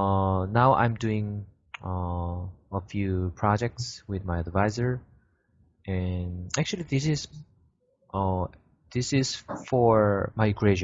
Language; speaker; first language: English; non-native, fluent; Korean